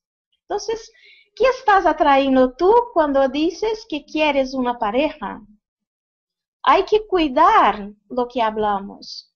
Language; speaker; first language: Spanish; non-native, fluent; Portuguese